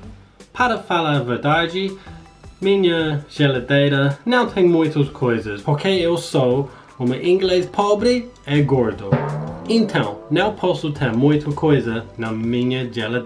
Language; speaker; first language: Portuguese; non-native, learner; English